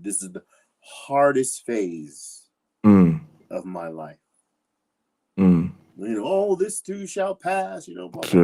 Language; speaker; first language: English; native; English